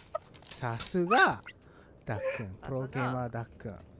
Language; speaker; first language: Japanese; non-native, learner; English